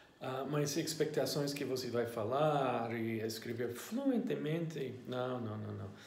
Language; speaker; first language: Portuguese; non-native, learner; English